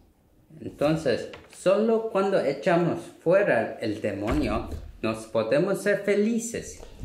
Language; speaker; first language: Spanish; non-native, learner; Korean